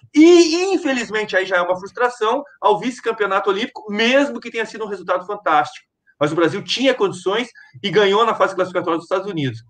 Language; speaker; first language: Portuguese; native; Portuguese